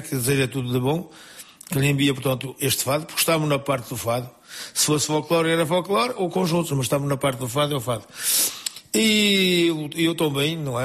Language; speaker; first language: Portuguese; native; Portuguese